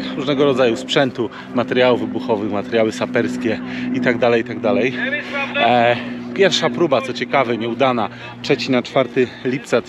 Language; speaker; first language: Polish; native; Polish